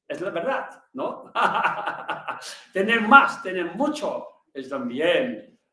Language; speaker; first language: Spanish; non-native, learner; Tibetan